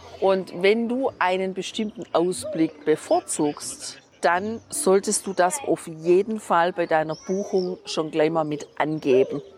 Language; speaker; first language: German; native; German